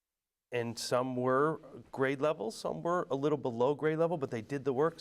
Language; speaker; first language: English; native; English